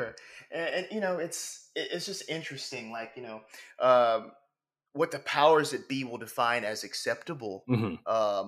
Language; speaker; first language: English; native; English